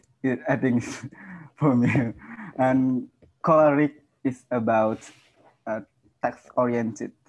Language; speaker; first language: English; non-native, learner; Indonesian